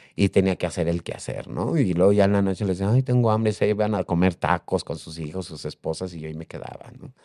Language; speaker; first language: Spanish; native; Spanish